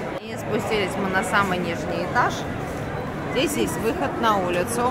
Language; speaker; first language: Russian; native; Russian